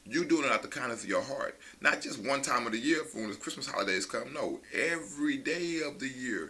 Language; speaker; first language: English; native; English